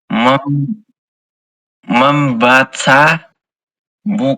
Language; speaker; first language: Indonesian; non-native, learner; Korean